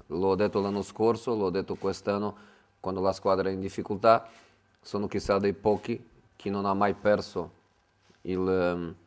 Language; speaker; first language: Italian; non-native, fluent; Portuguese